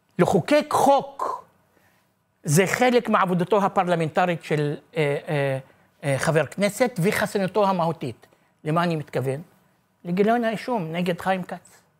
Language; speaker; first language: Hebrew; non-native, local second language; Arabic